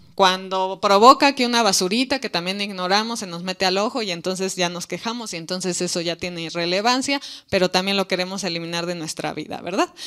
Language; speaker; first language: Spanish; native; Spanish